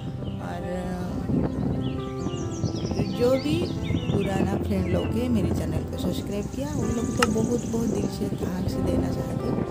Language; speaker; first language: Hindi; non-native, local second language; Odia